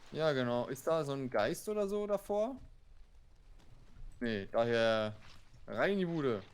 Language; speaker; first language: German; native; German